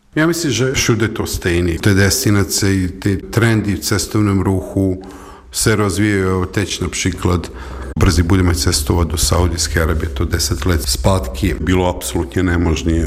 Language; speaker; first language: Czech; non-native, fluent; Serbian